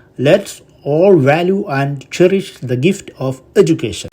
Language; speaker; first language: English; non-native, local second language; Malayalam